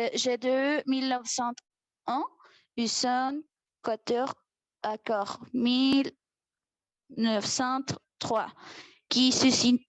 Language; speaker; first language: French; non-native, learner; Spanish